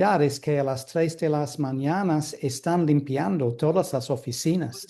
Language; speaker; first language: Spanish; non-native, fluent; English